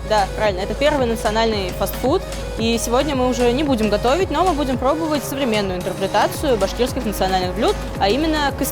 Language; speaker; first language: Russian; native; Russian